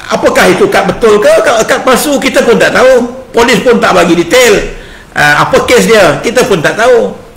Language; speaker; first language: Malay; native; Malay